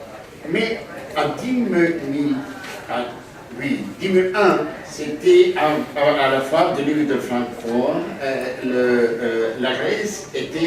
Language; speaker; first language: French; non-native, fluent; Greek